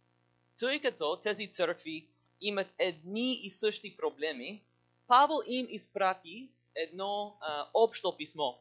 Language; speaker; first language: Bulgarian; non-native, learner; English